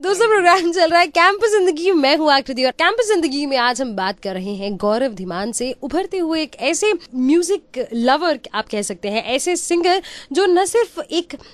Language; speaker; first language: Hindi; native; Hindi